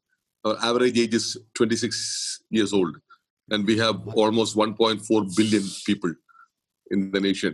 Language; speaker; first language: English; non-native, local second language; Malayalam